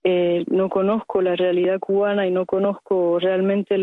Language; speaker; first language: Spanish; early bilingual, heritage; Spanish